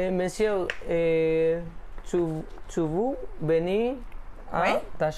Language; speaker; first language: French; non-native, learner; Spanish